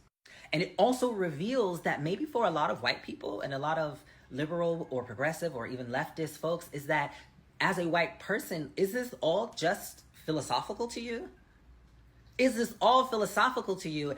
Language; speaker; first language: English; native; English